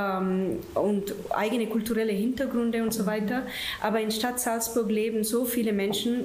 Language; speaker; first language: German; non-native, fluent; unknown